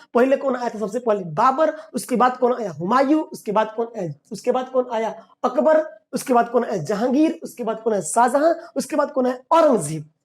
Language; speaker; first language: Hindi; native; Hindi